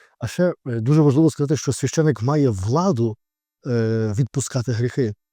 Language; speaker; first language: Ukrainian; native; Ukrainian